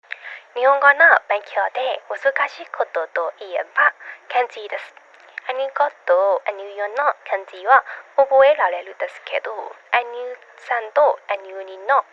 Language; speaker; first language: Japanese; non-native, learner; Burmese